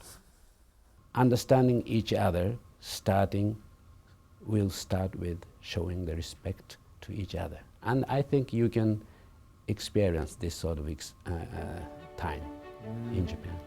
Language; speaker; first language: English; non-native, fluent; Japanese